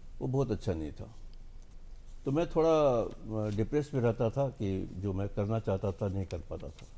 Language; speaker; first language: Hindi; non-native, local second language; Bangla